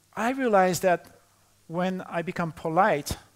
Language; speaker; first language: English; non-native, fluent; French